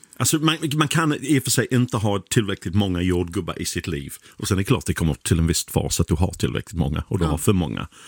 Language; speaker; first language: Swedish; non-native, fluent; English